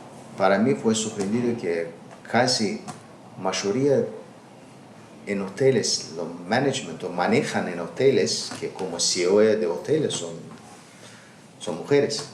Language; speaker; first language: Spanish; non-native, learner; Azerbaijani